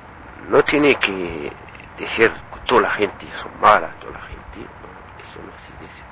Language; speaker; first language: Spanish; non-native, learner; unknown